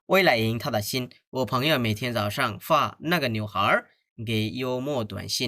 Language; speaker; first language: Chinese; non-native, fluent; Bangla